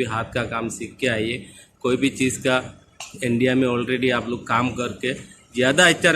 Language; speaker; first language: Hindi; non-native, local second language; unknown